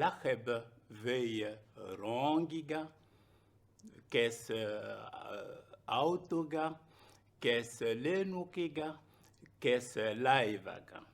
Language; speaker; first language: Estonian; non-native, learner; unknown